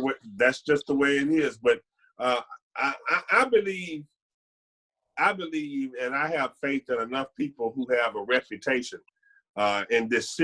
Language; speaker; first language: English; native; English